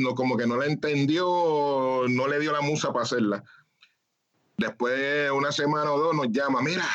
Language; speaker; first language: Spanish; early bilingual, heritage; Spanish